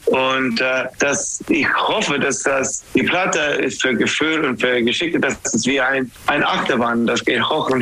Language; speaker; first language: German; non-native, fluent; English